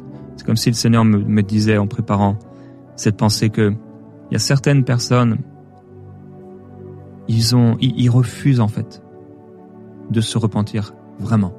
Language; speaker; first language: French; native; French